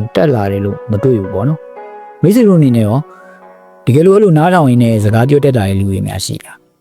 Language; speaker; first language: Burmese; native; Burmese